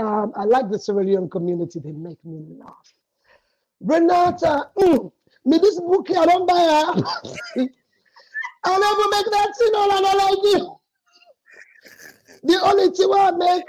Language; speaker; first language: English; non-native, local second language; Krio